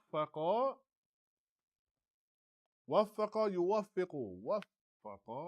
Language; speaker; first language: Arabic; non-native, fluent; English